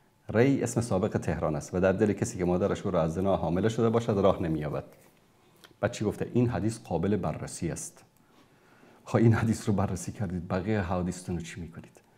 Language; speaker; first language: Persian; native; Persian